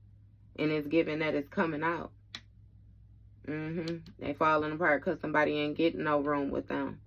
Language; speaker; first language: English; native; English